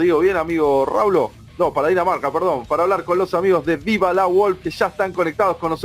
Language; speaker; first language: Spanish; native; Spanish